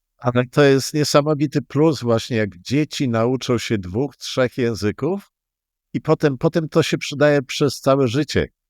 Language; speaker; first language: Polish; native; Polish